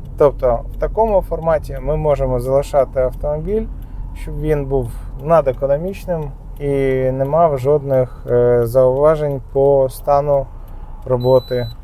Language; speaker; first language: Ukrainian; non-native, local second language; Russian